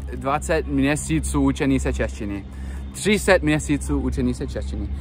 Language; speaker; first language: Czech; non-native, learner; English